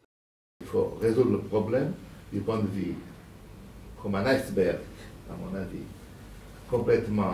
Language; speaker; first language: French; non-native, fluent; Portuguese